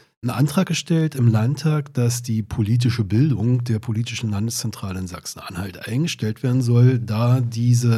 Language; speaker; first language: German; native; German